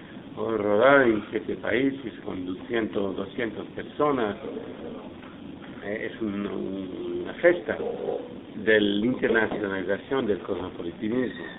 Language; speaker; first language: Spanish; non-native, fluent; English